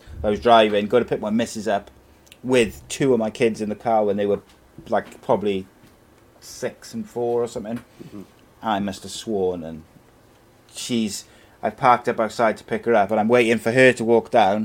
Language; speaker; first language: English; native; English